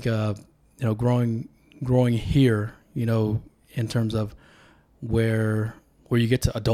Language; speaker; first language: English; early bilingual, other home language; Tongan